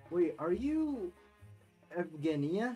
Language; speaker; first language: English; non-native, fluent; Indonesian